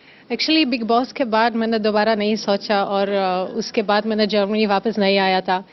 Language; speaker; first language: Hindi; non-native, learner; German